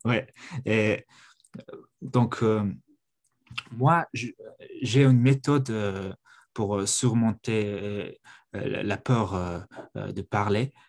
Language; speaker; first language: French; non-native, fluent; Mongolian